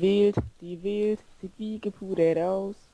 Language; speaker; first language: German; native; German